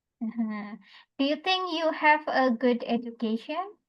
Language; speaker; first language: English; non-native, fluent; Indonesian